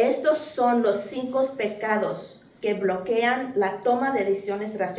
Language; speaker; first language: Spanish; early bilingual, heritage; English